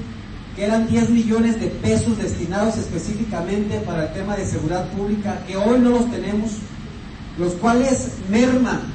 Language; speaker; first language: Spanish; native; Spanish